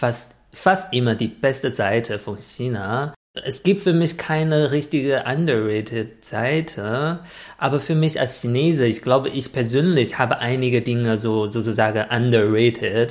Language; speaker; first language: German; non-native, fluent; Chinese